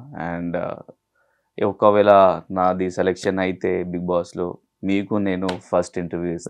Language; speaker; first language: Telugu; non-native, fluent; Urdu